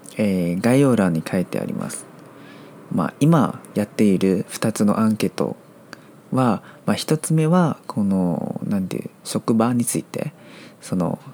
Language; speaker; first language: Japanese; non-native, fluent; Chinese